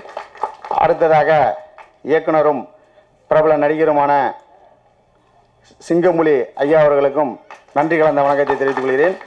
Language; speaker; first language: Tamil; native; Tamil